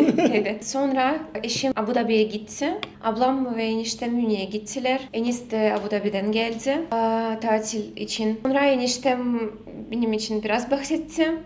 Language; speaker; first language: Turkish; non-native, learner; Russian